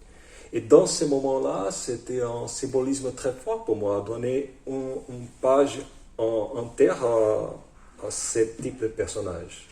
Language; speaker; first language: French; non-native, fluent; Portuguese